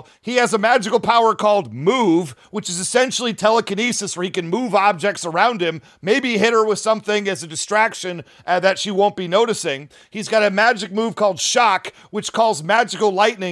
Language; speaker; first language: English; native; English